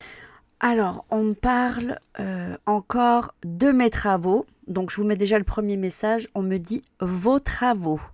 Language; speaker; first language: French; native; French